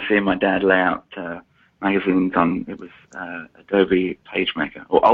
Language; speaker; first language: English; native; English